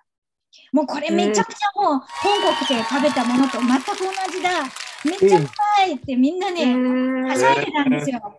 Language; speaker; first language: Japanese; non-native, fluent; Chinese